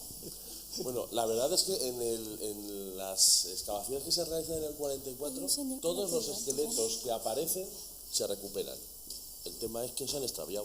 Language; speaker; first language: Spanish; native; Spanish